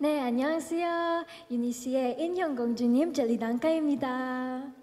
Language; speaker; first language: Korean; non-native, learner; Filipino